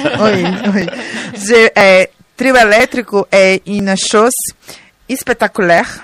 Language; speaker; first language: French; non-native, learner; Portuguese